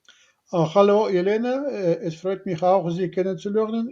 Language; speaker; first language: German; non-native, learner; Russian